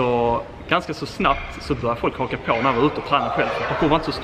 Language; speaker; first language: Swedish; native; Swedish